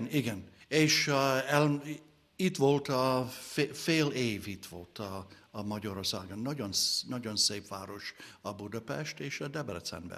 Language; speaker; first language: Hungarian; non-native, learner; English